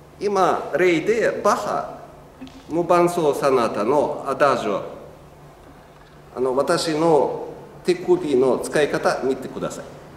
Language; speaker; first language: Japanese; non-native, learner; Russian